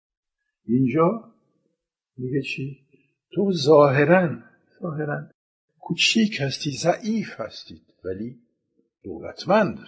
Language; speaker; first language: Persian; non-native, fluent; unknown